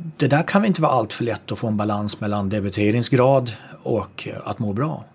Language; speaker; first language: Swedish; native; Swedish